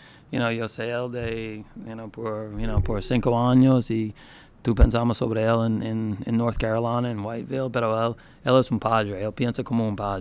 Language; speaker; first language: Spanish; non-native, learner; English